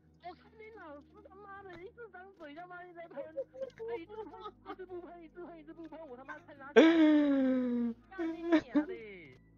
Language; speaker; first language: Chinese; native; Chinese